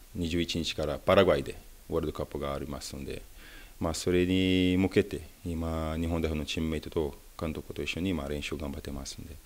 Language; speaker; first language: Japanese; early bilingual, other home language; Portuguese